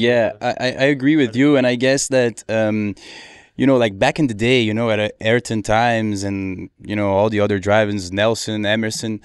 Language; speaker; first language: English; non-native, fluent; Portuguese